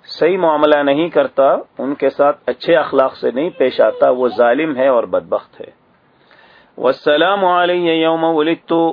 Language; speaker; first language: Urdu; native; Urdu